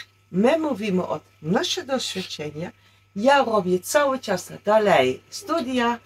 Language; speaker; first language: Polish; non-native, learner; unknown